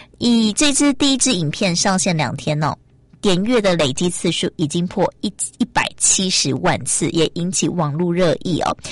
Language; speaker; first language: Chinese; native; Chinese